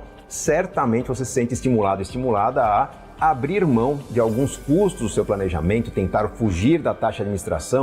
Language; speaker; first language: Portuguese; native; Portuguese